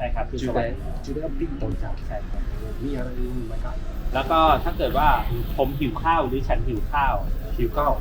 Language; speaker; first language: Thai; native; Thai